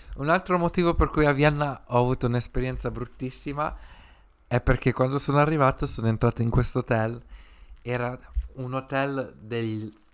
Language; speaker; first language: Italian; early bilingual, other home language; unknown